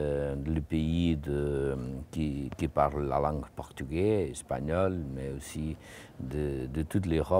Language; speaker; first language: French; non-native, fluent; Portuguese